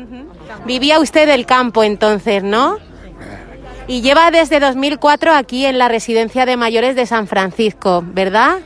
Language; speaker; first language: Spanish; native; Spanish